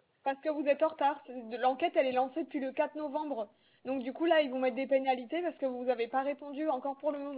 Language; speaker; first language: French; native; French